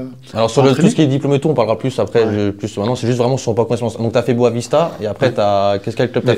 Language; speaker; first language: French; native; French